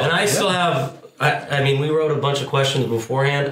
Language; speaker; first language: English; native; English